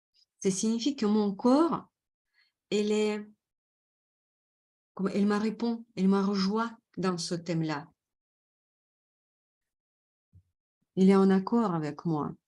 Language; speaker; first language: French; non-native, fluent; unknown